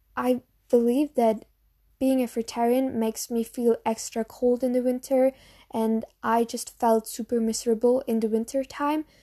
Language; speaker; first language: English; non-native, fluent; German